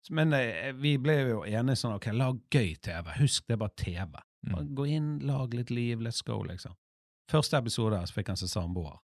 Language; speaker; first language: Norwegian; native; Norwegian